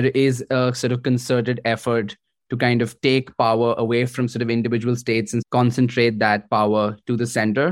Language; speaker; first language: English; non-native, local second language; Hindi